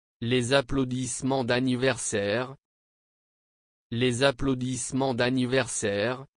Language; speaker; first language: French; non-native, fluent; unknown